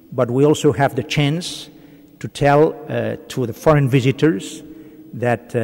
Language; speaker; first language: English; non-native, fluent; Catalan